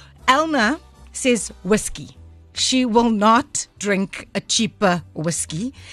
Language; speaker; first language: English; non-native, local second language; Afrikaans